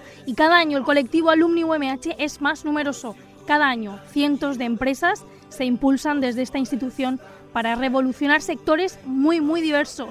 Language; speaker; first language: Spanish; native; Spanish